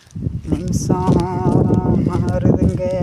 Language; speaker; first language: Tamil; native; Tamil